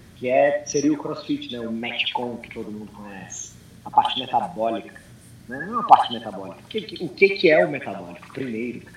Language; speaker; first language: Portuguese; early bilingual, heritage; English